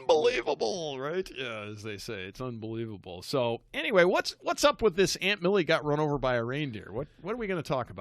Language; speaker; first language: English; native; English